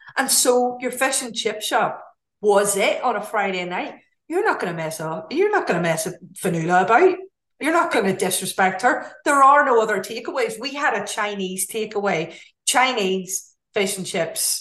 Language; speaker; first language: English; native; English